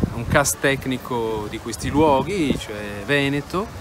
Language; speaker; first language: Italian; native; Italian